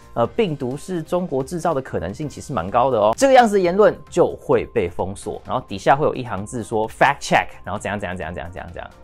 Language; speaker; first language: Chinese; native; Chinese